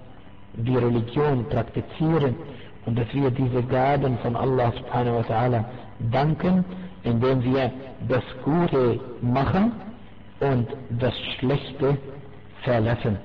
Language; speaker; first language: German; non-native, fluent; Arabic